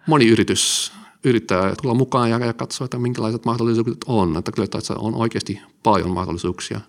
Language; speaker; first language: Finnish; non-native, fluent; Dutch